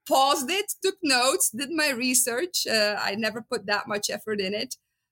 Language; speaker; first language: English; non-native, fluent; Dutch